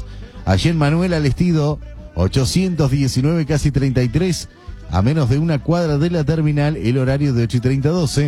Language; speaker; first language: Spanish; native; Spanish